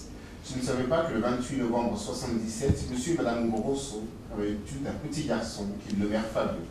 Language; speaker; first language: French; native; French